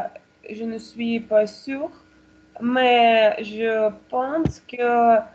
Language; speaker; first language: French; non-native, learner; Russian